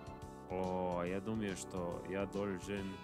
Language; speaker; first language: Russian; non-native, learner; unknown